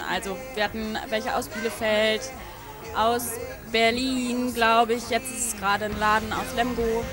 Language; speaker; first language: German; native; German